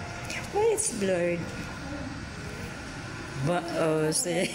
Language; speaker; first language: English; non-native, learner; Filipino